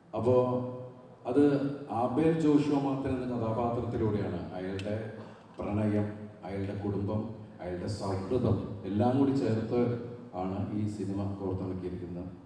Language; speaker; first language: Malayalam; native; Malayalam